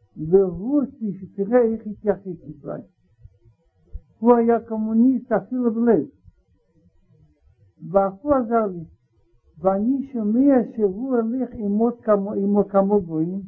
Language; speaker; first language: Hebrew; non-native, learner; Russian